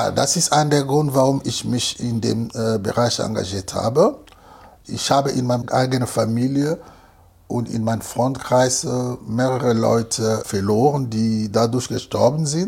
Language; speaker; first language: German; non-native, fluent; Lingala